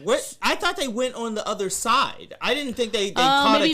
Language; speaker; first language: English; native; English